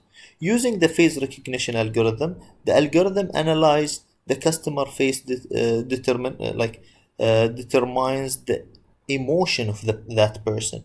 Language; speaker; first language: English; non-native, fluent; Arabic